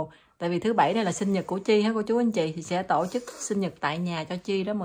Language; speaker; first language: Vietnamese; native; Vietnamese